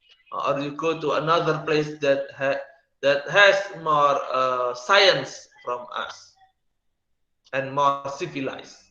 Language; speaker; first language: English; non-native, learner; Indonesian